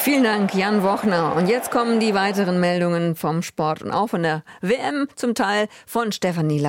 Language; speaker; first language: German; native; German